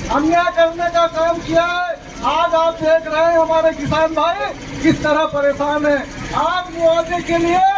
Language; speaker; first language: Hindi; native; Hindi